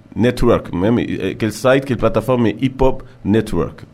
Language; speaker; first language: Portuguese; early bilingual, heritage; French